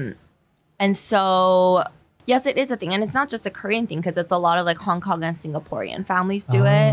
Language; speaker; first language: English; non-native, fluent; Korean